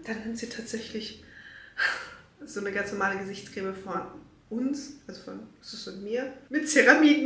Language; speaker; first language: German; native; German